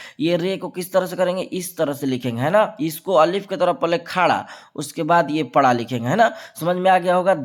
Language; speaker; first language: Hindi; native; Hindi